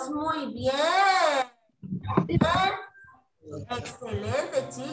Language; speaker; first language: Spanish; native; Spanish